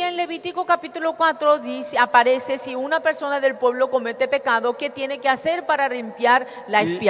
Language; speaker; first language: Spanish; native; Spanish